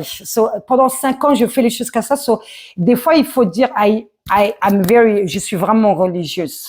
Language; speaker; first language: French; early bilingual, other home language; Arabic